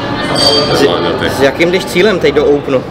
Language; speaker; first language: Czech; native; Czech